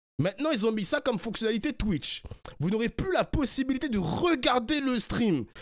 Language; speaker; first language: French; early bilingual, other home language; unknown